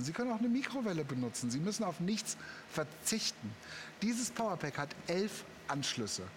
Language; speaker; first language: German; native; German